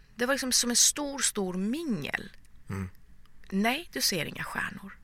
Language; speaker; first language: Swedish; early bilingual, other home language; Persian